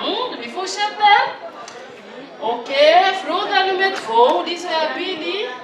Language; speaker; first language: Swedish; non-native, fluent; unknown